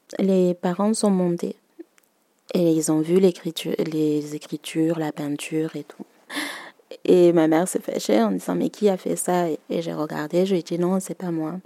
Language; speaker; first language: French; early bilingual, other home language; Malagasy